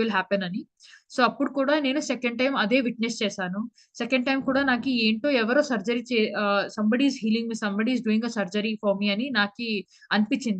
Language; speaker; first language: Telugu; early bilingual, heritage; Telugu